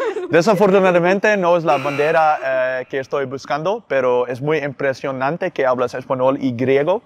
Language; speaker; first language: Spanish; non-native, fluent; Dutch